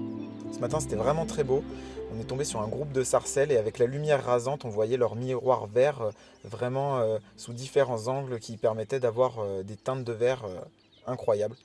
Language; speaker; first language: French; native; French